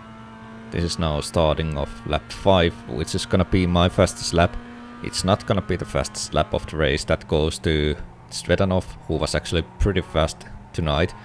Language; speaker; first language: English; non-native, fluent; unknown